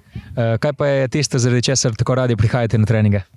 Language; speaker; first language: Slovenian; native; Slovenian